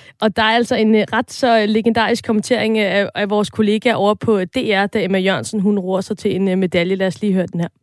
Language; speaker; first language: Danish; native; Danish